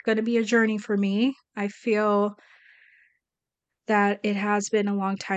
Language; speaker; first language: English; native; English